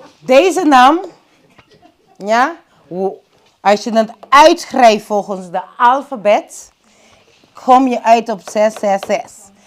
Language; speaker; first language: Dutch; non-native, local second language; Papiamento